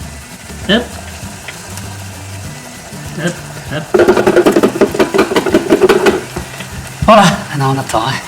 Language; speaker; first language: French; native; French